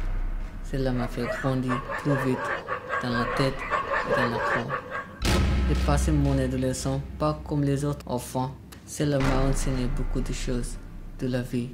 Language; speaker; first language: French; non-native, learner; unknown